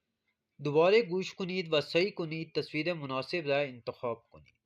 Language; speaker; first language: Persian; non-native, fluent; Urdu